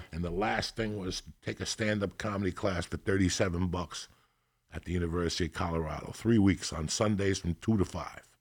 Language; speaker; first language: English; native; English